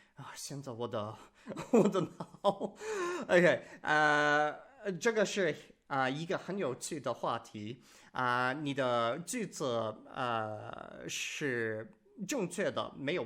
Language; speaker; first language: Chinese; non-native, learner; English